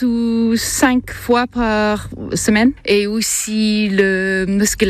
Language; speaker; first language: French; non-native, learner; English